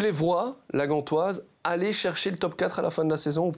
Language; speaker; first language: French; native; French